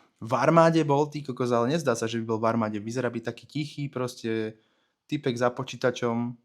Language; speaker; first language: Slovak; native; Slovak